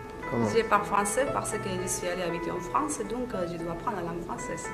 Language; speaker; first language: French; non-native, fluent; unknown